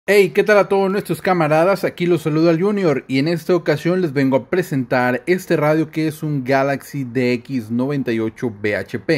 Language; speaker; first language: Spanish; native; Spanish